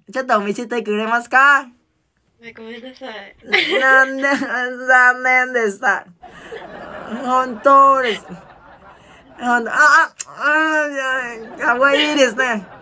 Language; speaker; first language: Japanese; non-native, learner; Vietnamese